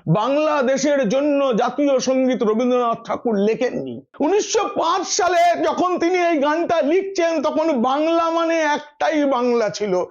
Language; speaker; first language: Bangla; native; Bangla